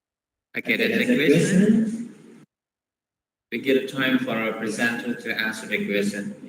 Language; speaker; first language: English; non-native, fluent; Indonesian